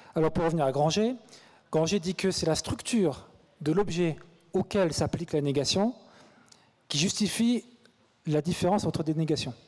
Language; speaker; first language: French; native; French